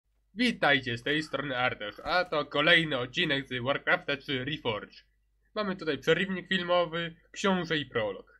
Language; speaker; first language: Polish; native; Polish